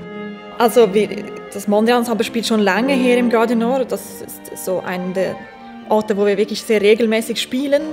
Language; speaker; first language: German; non-native, fluent; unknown